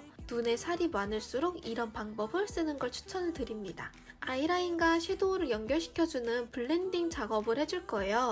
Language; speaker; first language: Korean; native; Korean